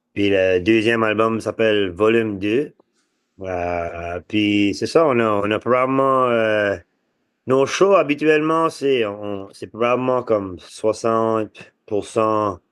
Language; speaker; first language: French; native; French